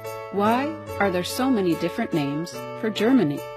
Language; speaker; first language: English; native; English